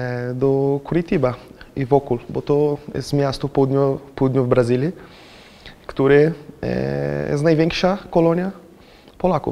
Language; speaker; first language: Polish; non-native, fluent; Portuguese